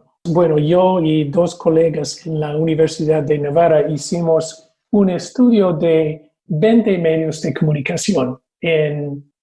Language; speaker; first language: Spanish; non-native, fluent; English